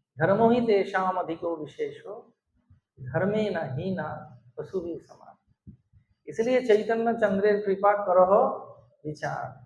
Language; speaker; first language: Hindi; non-native, local second language; Bangla